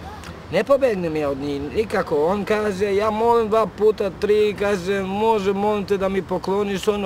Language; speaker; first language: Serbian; non-native, local second language; Romany